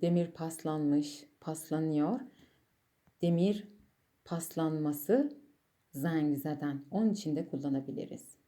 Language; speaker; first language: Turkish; non-native, fluent; Persian